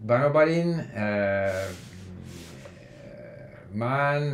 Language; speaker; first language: Persian; non-native, learner; English